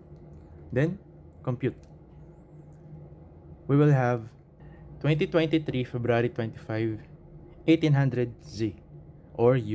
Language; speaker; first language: English; non-native, local second language; Filipino